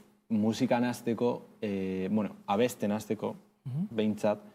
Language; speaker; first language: Basque; non-native, local second language; Spanish